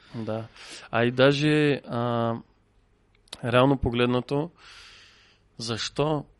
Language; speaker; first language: Bulgarian; non-native, fluent; Russian